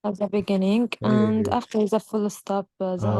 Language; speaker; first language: English; non-native, learner; Arabic